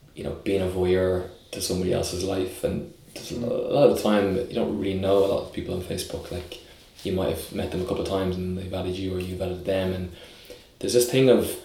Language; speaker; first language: English; native; English